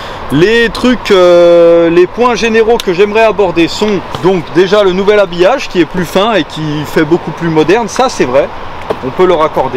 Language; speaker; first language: French; native; French